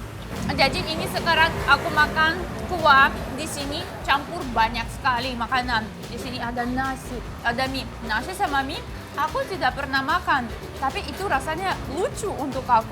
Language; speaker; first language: Indonesian; non-native, fluent; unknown